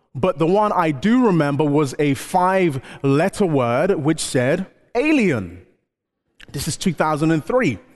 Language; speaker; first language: English; early bilingual, other home language; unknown